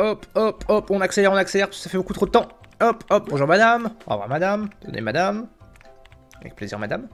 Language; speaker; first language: French; native; French